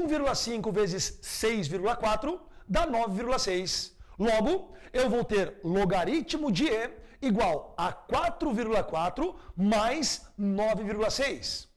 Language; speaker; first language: Portuguese; native; Portuguese